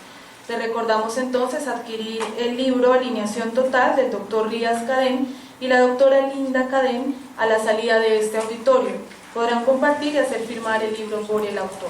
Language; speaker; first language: Spanish; native; Spanish